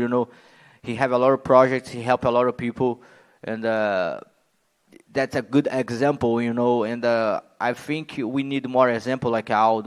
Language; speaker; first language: English; non-native, learner; Portuguese